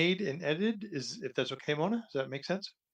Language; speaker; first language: English; native; English